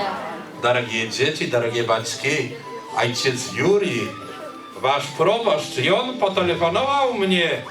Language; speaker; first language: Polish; non-native, learner; Belarusian